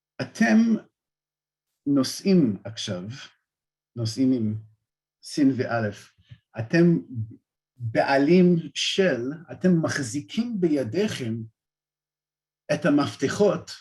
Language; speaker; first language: Hebrew; non-native, fluent; English